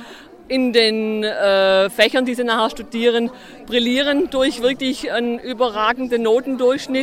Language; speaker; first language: German; native; German